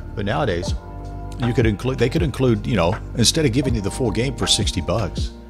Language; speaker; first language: English; native; English